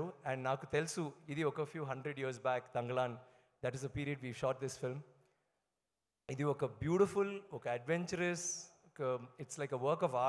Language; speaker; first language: Telugu; non-native, learner; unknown